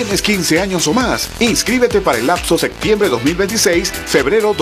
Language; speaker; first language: Spanish; native; Spanish